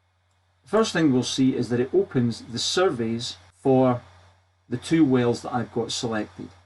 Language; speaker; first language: English; native; English